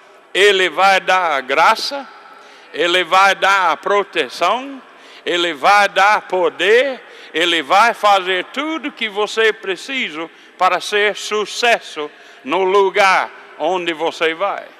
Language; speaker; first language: Portuguese; non-native, fluent; English